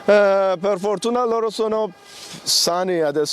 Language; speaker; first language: Italian; non-native, learner; Persian